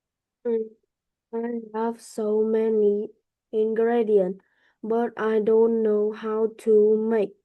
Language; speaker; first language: English; non-native, learner; Vietnamese